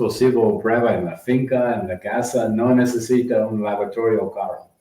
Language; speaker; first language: Spanish; non-native, learner; English